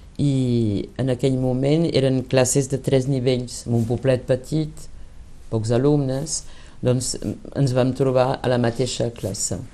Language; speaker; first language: Catalan; early bilingual, heritage; Catalan